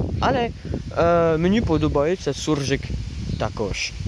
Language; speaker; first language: Ukrainian; non-native, learner; French